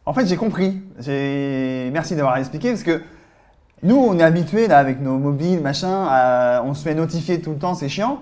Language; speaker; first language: French; native; French